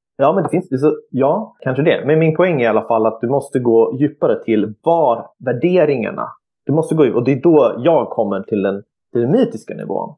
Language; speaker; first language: Swedish; native; Swedish